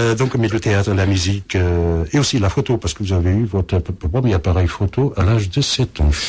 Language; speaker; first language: French; early bilingual, other home language; Portuguese